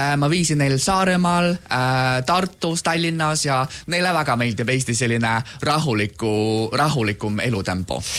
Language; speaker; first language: Estonian; non-native, fluent; Chinese